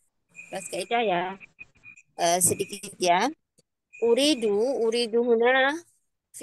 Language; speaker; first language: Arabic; non-native, fluent; Indonesian